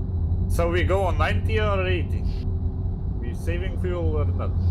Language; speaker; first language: English; non-native, learner; Lithuanian